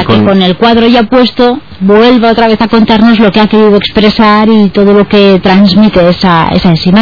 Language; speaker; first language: Spanish; native; Spanish